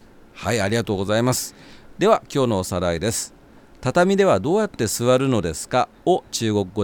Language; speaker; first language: Japanese; native; Japanese